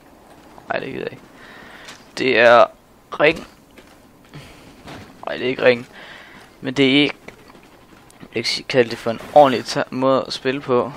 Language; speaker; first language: Danish; native; Danish